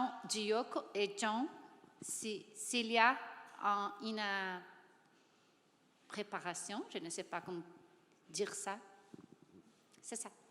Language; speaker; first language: French; non-native, learner; Portuguese